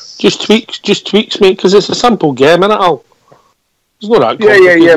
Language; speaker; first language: English; native; English